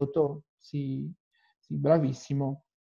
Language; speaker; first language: Italian; non-native, learner; Portuguese